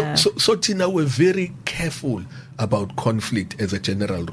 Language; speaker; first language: English; non-native, local second language; Zulu